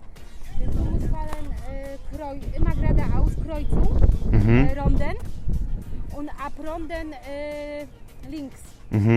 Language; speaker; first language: German; non-native, learner; Polish